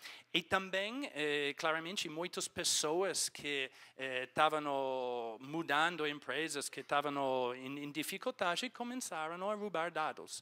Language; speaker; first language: Portuguese; non-native, fluent; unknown